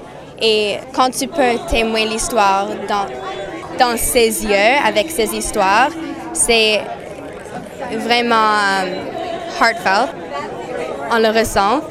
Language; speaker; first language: French; non-native, learner; English